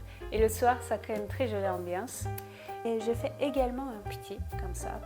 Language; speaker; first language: French; non-native, fluent; Turkish